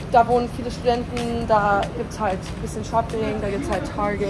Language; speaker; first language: German; native; German